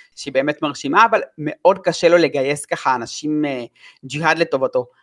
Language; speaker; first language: Hebrew; native; Hebrew